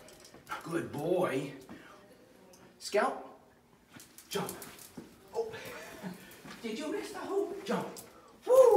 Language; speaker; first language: English; native; English